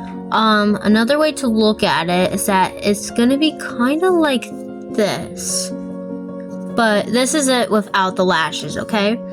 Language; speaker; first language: English; native; English